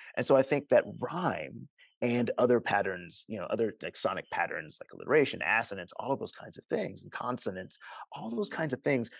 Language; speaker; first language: English; native; English